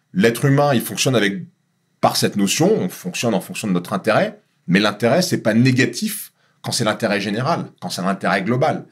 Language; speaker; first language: French; native; French